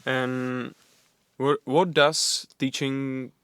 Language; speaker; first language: English; non-native, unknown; Czech